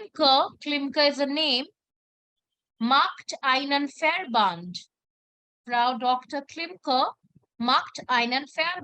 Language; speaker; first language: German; non-native, fluent; Hindi